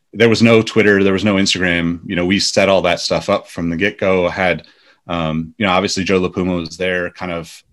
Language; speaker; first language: English; native; English